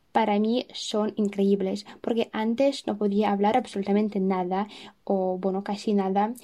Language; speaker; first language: Spanish; non-native, fluent; Russian